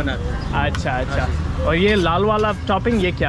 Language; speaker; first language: Hindi; non-native, learner; English